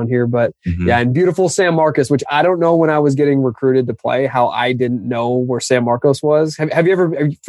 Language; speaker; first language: English; native; English